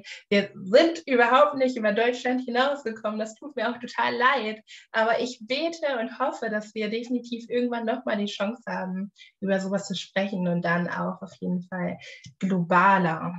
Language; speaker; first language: German; native; German